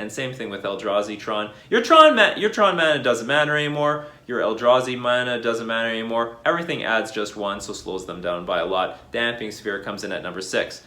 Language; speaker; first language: English; native; English